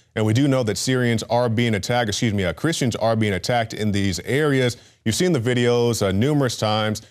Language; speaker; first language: English; native; English